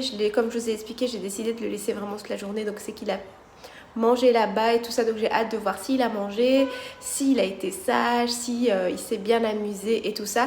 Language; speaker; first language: French; native; French